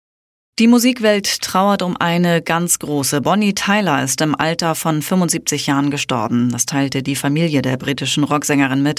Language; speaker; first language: German; native; German